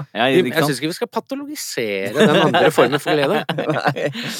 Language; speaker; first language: Norwegian; early bilingual, other home language; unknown